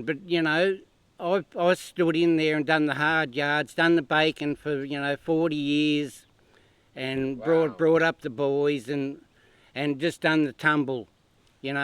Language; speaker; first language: English; native; English